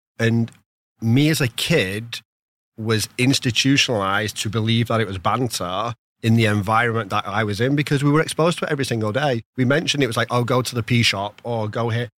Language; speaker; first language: English; native; English